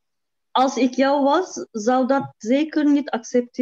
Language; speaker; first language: Dutch; non-native, learner; Turkish